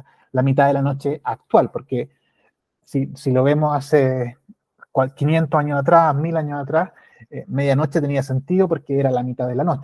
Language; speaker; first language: Spanish; native; Spanish